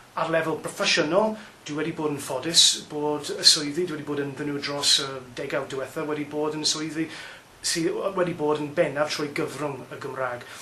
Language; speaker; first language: Welsh; non-native, local second language; English